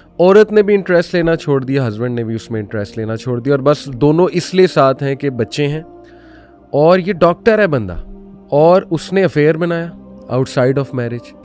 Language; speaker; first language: Urdu; native; Urdu